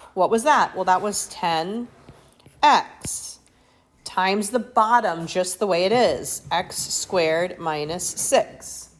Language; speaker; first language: English; native; English